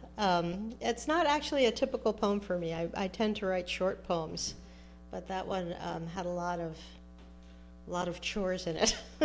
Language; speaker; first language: English; native; English